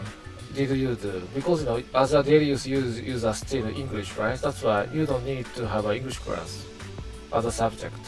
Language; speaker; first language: English; non-native, learner; Japanese